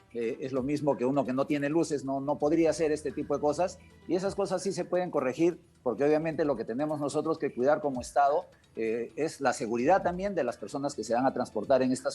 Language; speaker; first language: Spanish; native; Spanish